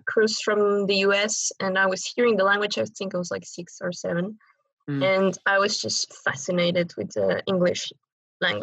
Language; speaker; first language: English; non-native, fluent; Spanish